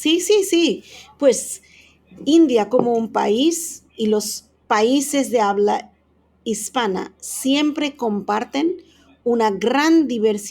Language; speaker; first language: Spanish; non-native, fluent; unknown